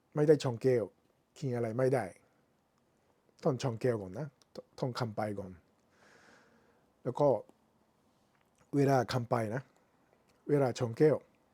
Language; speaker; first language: Thai; non-native, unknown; Japanese